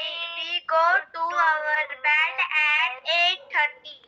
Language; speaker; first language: English; non-native, learner; Hindi